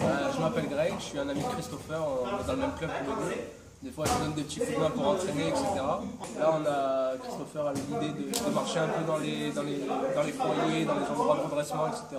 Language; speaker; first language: French; native; French